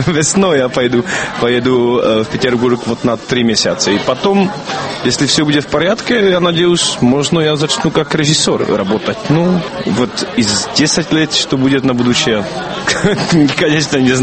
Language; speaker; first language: Russian; non-native, learner; Czech